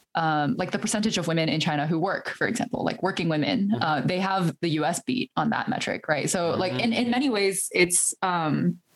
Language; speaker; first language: English; early bilingual, other home language; Chinese